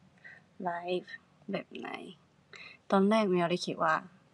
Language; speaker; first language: Thai; non-native, learner; Japanese